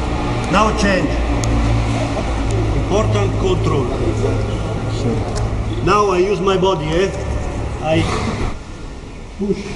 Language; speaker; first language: English; non-native, learner; Italian